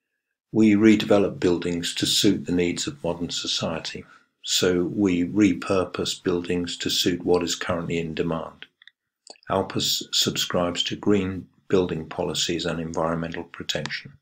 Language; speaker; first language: English; native; English